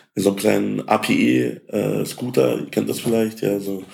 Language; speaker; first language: German; early bilingual, other home language; Ukrainian